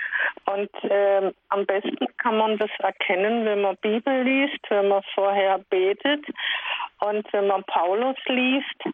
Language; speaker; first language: German; native; German